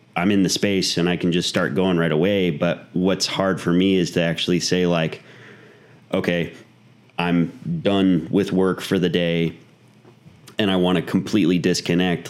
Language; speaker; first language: English; native; English